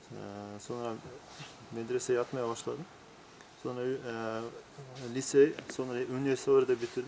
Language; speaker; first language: Turkish; non-native, learner; Kyrgyz